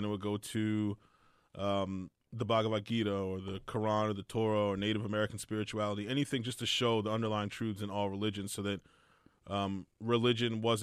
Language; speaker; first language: English; native; English